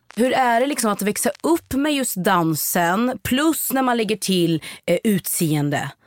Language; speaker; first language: Swedish; native; Swedish